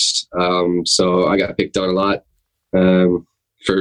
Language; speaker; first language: English; native; English